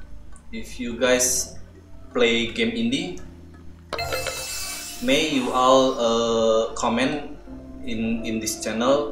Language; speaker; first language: English; non-native, learner; Indonesian